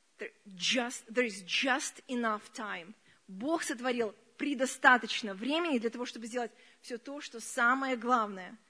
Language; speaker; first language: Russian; early bilingual, other home language; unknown